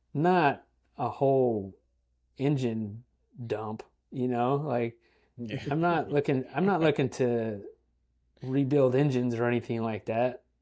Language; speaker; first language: English; native; English